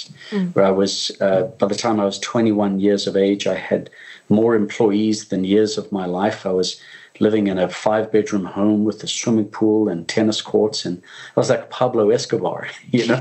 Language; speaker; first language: English; native; English